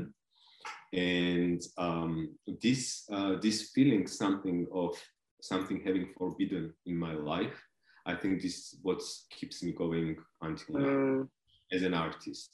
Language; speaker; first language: English; non-native, fluent; Georgian